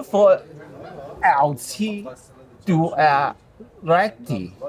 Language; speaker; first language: Danish; non-native, learner; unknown